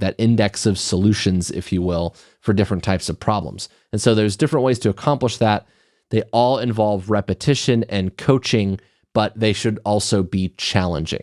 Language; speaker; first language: English; native; English